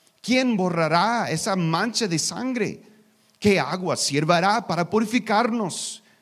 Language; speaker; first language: Spanish; non-native, learner; English